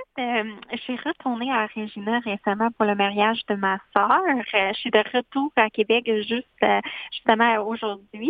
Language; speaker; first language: French; non-native, local second language; English